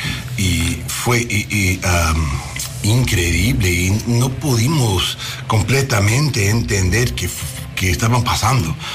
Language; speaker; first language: Spanish; non-native, learner; English